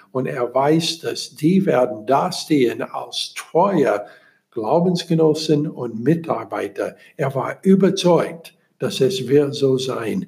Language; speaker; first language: German; non-native, learner; English